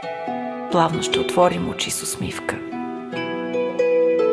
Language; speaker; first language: Bulgarian; native; Bulgarian